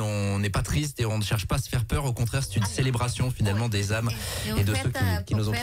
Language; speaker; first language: French; native; French